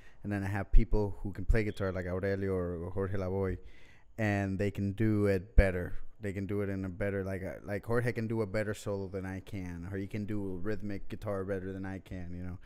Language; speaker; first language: English; early bilingual, other home language; Spanish